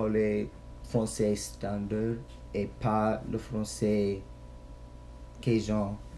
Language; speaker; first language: French; non-native, learner; English